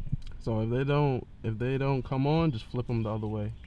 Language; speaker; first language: English; native; English